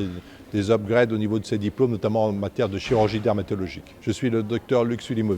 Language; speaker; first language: French; native; French